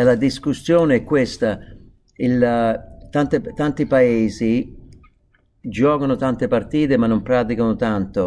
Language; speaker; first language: Italian; non-native, fluent; English